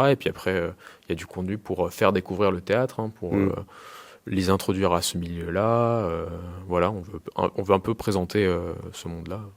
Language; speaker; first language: French; early bilingual, other home language; Spanish